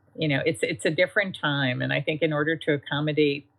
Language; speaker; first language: English; native; English